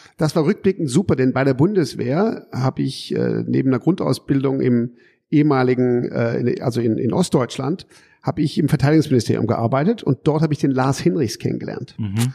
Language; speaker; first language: German; early bilingual, heritage; German